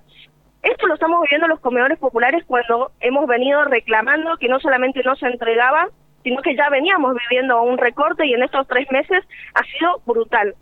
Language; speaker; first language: Spanish; native; Spanish